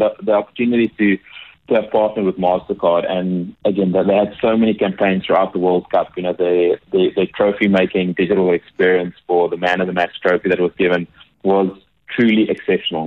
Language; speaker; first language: English; native; English